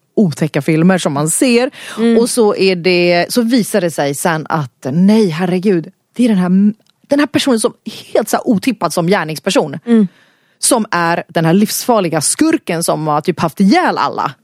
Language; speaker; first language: Swedish; early bilingual, other home language; Finnish